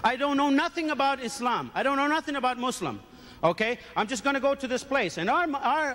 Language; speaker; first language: English; native; English